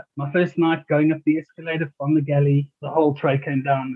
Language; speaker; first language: English; native; English